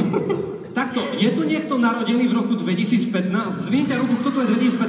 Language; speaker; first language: Slovak; native; Slovak